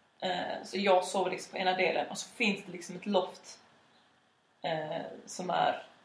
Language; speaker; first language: Swedish; native; Swedish